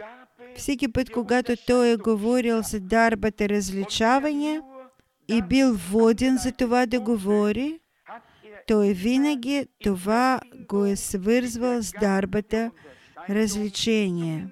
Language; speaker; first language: Bulgarian; non-native, fluent; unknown